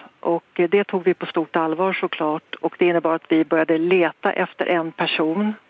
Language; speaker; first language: Swedish; native; Swedish